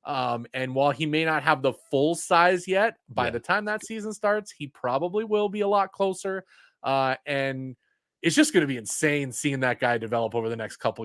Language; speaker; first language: English; native; English